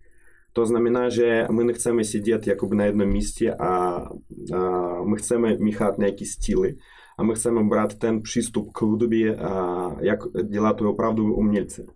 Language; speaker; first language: Czech; non-native, learner; Russian